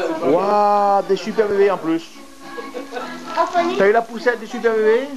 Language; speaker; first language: French; native; French